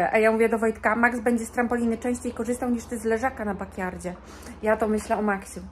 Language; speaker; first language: Polish; native; Polish